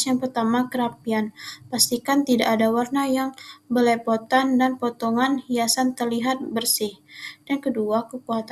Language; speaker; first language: Indonesian; native; Indonesian